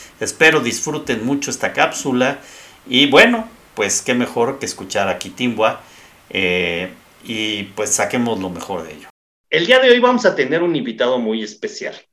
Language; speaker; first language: Spanish; native; Spanish